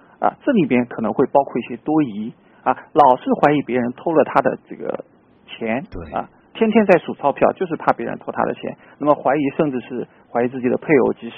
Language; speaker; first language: Chinese; native; Chinese